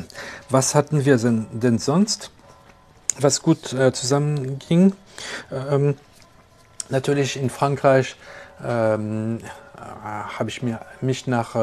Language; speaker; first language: German; non-native, local second language; French